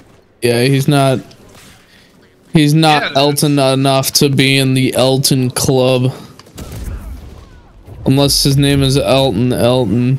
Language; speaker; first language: English; native; English